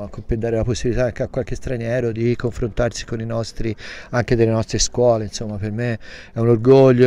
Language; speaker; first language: Italian; native; Italian